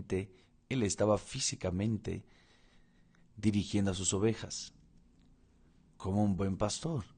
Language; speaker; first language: Spanish; non-native, fluent; Portuguese